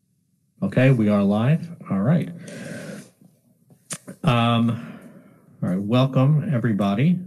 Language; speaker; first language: English; native; English